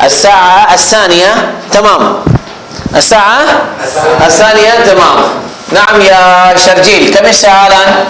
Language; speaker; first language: Arabic; non-native, fluent; Urdu